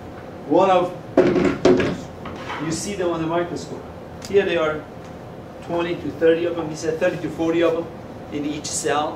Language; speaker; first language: English; non-native, fluent; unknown